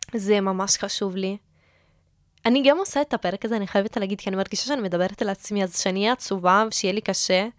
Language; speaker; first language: Hebrew; non-native, fluent; Italian